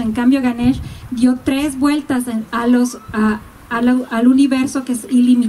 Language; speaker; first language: Spanish; native; Spanish